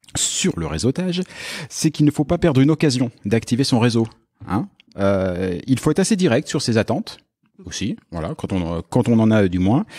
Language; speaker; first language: French; native; French